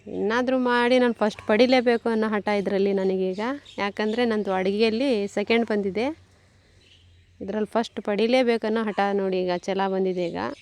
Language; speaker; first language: Kannada; non-native, local second language; Urdu